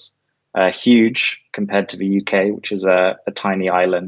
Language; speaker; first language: English; native; English